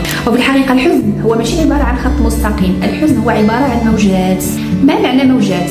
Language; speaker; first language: Arabic; native; Arabic